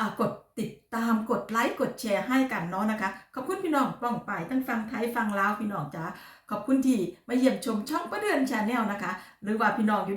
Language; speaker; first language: Thai; non-native, local second language; Lao